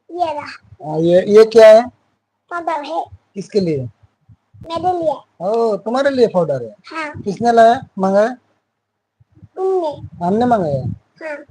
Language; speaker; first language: Hindi; non-native, local second language; Bangla